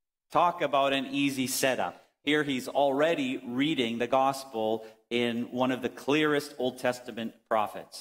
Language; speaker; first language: English; native; English